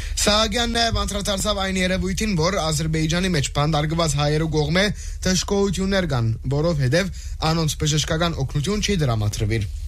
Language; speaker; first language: Armenian; early bilingual, heritage; Armenian